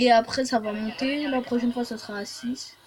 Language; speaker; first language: French; native; French